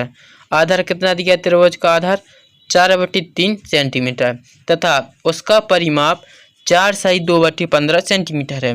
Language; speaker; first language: Hindi; native; Hindi